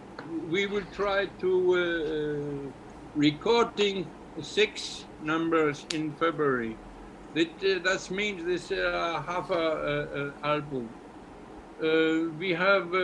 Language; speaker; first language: English; non-native, learner; Icelandic